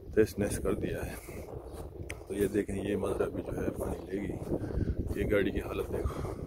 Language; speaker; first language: Urdu; non-native, local second language; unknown